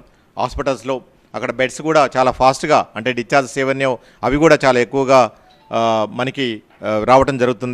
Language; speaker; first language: Telugu; native; Telugu